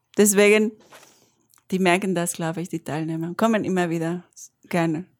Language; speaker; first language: German; non-native, fluent; Spanish